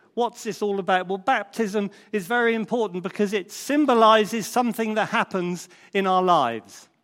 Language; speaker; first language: English; native; English